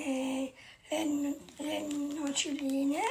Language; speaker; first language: Italian; early bilingual, other home language; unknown